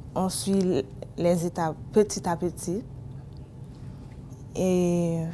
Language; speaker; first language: French; non-native, local second language; Haitian Creole